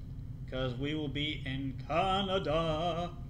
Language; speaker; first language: English; native; English